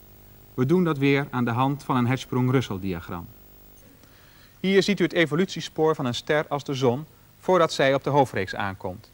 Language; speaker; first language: Dutch; native; Dutch